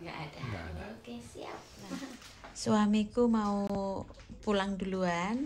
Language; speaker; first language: Indonesian; native; Indonesian